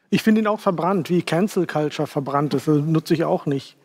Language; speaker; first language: German; native; German